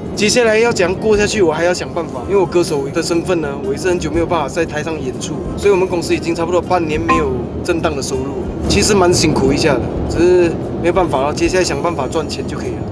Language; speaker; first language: Chinese; native; Chinese